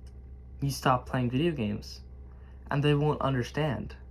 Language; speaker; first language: English; native; English